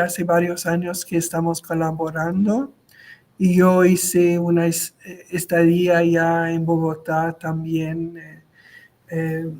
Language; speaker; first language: Spanish; non-native, local second language; French